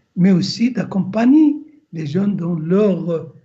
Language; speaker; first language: French; non-native, local second language; Arabic